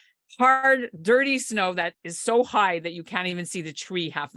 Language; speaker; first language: English; native; English